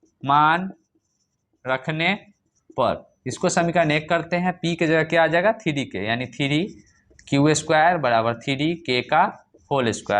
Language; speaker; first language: Hindi; native; Hindi